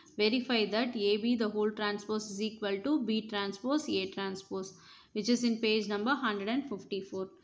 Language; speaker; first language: English; non-native, local second language; Tamil